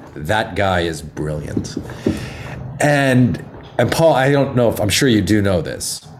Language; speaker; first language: English; native; English